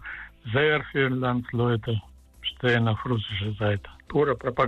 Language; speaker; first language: German; non-native, fluent; Russian